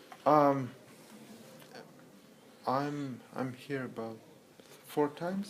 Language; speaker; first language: English; non-native, learner; Russian